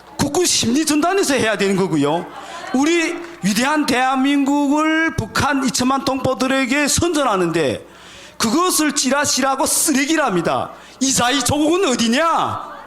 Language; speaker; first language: Korean; native; Korean